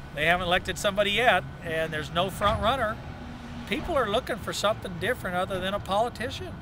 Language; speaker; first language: English; native; English